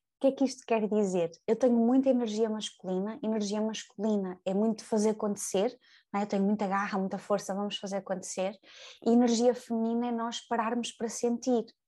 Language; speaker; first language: Portuguese; native; Portuguese